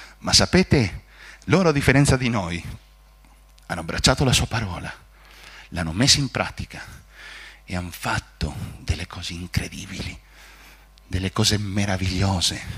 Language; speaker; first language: Italian; non-native, fluent; Spanish